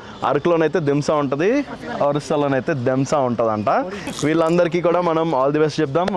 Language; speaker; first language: Telugu; native; Telugu